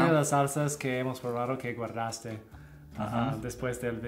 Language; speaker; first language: Spanish; non-native, fluent; English